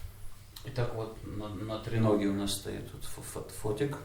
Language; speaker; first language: Russian; native; Russian